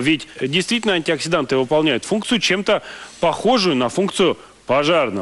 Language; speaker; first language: Russian; native; Russian